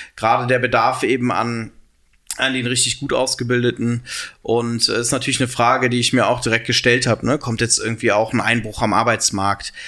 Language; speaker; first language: German; native; German